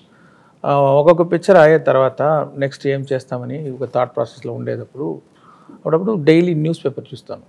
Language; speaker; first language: Telugu; non-native, fluent; Tamil